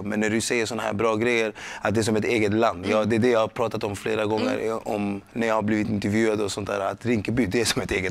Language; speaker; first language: Swedish; native; Swedish